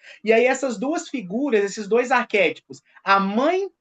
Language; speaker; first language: Portuguese; native; Portuguese